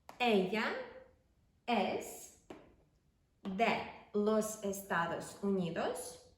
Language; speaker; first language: Spanish; non-native, fluent; Ukrainian